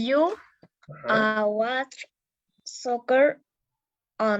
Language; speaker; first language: English; non-native, learner; Spanish